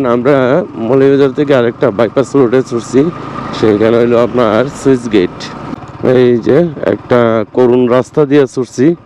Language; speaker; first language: Bangla; non-native, local second language; Sylheti